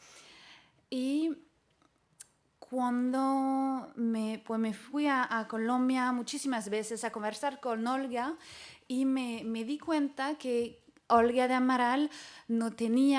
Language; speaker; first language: Spanish; non-native, fluent; French